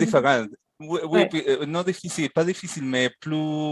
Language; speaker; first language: French; non-native, fluent; Spanish